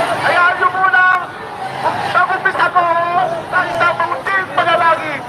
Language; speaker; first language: Filipino; non-native, local second language; Iloko